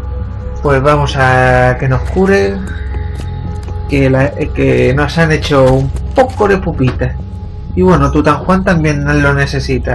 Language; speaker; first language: Spanish; native; Spanish